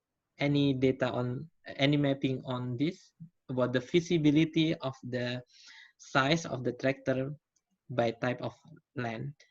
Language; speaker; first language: English; non-native, fluent; Indonesian